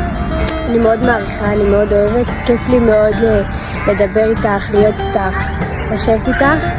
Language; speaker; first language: Hebrew; native; Hebrew